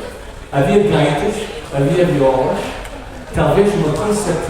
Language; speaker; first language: Portuguese; non-native, learner; English